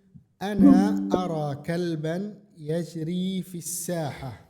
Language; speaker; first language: Arabic; non-native, fluent; Indonesian